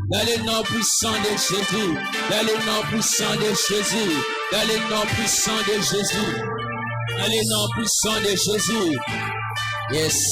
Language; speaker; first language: French; non-native, local second language; Lingala